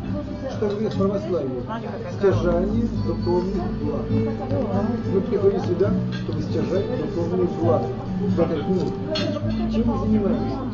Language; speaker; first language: Russian; native; Russian